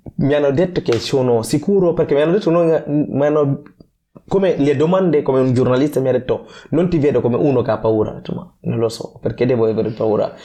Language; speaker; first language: Italian; non-native, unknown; Fula